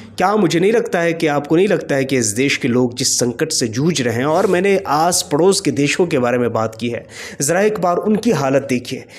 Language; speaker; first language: Hindi; native; Hindi